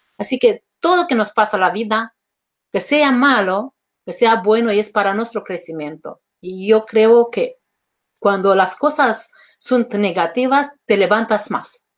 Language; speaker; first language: Spanish; non-native, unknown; Romanian